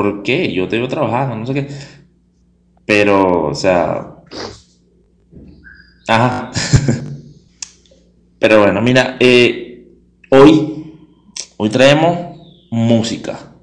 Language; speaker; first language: Spanish; native; Spanish